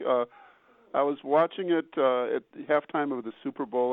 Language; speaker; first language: English; native; English